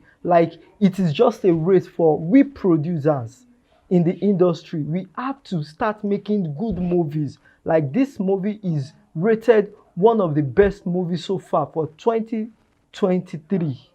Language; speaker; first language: English; non-native, local second language; Yoruba